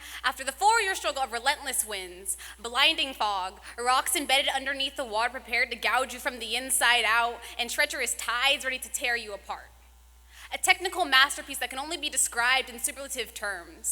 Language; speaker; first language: English; native; English